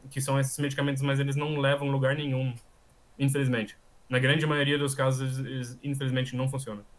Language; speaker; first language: Portuguese; non-native, fluent; German